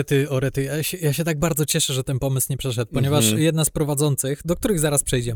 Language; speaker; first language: Polish; native; Polish